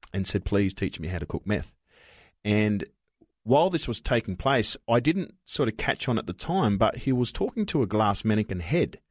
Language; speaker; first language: English; native; English